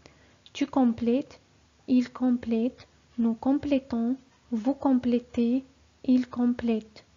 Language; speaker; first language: French; non-native, fluent; Arabic